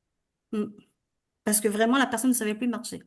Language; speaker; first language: French; native; French